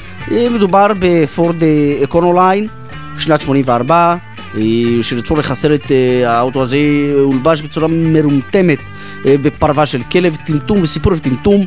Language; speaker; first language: Hebrew; native; Hebrew